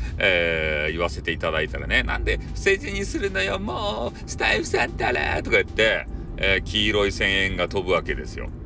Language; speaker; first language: Japanese; native; Japanese